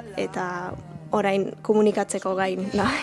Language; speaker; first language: Basque; non-native, learner; English